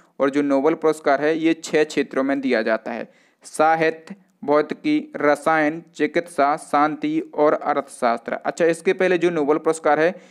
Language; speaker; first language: Hindi; native; Hindi